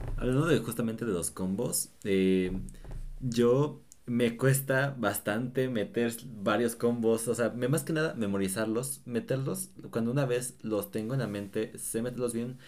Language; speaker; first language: Spanish; native; Spanish